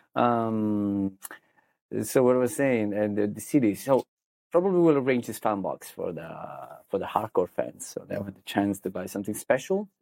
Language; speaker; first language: English; non-native, fluent; Italian